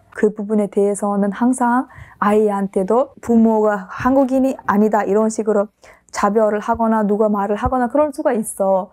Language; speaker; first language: Korean; non-native, fluent; Uzbek